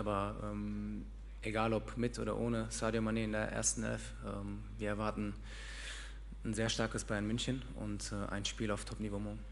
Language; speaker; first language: German; native; German